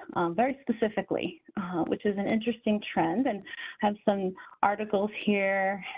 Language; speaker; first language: English; native; English